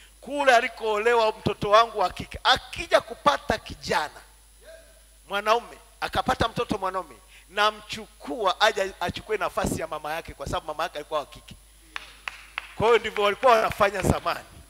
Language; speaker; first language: Swahili; native; Swahili